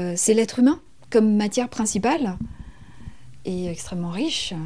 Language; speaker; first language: French; native; French